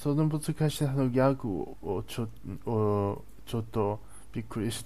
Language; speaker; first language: Japanese; non-native, learner; Chinese